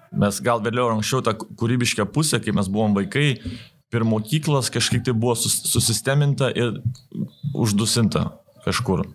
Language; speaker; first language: Lithuanian; native; Lithuanian